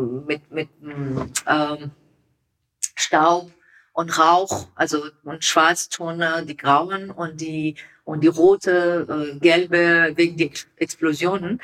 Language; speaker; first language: German; non-native, learner; Persian